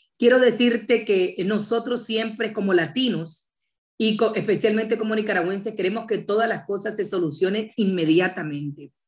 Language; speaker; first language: Spanish; native; Spanish